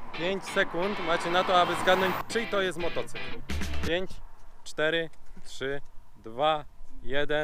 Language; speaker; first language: Polish; native; Polish